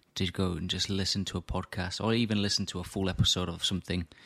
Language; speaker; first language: English; native; English